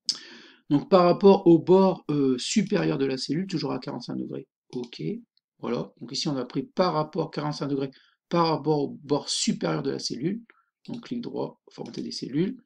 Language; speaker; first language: French; native; French